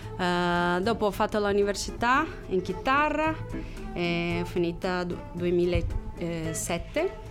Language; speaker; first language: Italian; non-native, learner; Portuguese